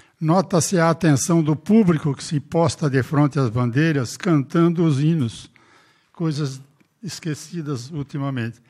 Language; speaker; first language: Portuguese; native; Portuguese